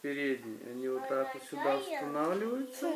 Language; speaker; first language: Russian; native; Russian